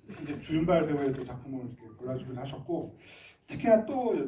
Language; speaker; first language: Korean; native; Korean